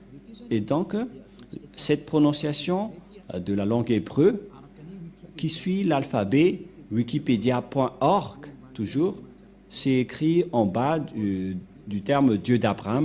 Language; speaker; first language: French; non-native, local second language; Malagasy